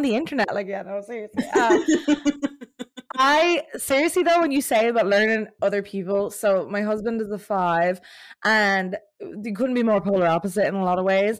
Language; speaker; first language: English; native; English